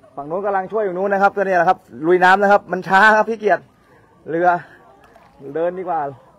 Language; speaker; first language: Thai; native; Thai